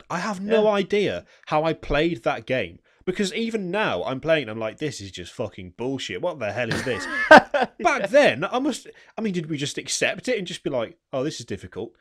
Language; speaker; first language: English; native; English